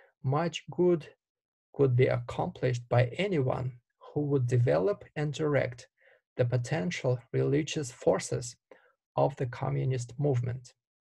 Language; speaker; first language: English; non-native, fluent; Russian